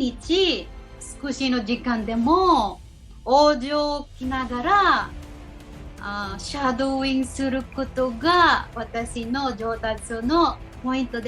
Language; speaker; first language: Japanese; non-native, local second language; Filipino